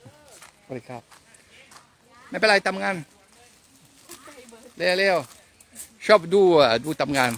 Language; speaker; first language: Thai; non-native, learner; French